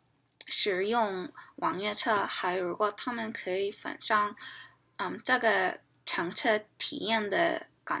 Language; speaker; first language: Chinese; non-native, learner; English